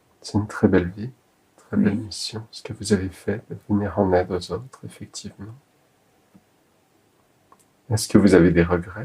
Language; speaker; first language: French; native; French